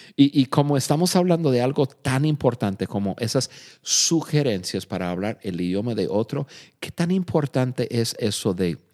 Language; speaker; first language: Spanish; non-native, fluent; English